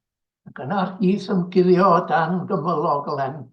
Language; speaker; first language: Welsh; native; Welsh